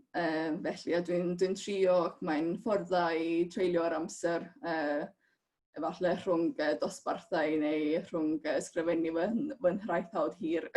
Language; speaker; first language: Welsh; non-native, fluent; Estonian